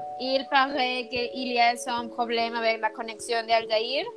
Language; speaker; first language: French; non-native, learner; Spanish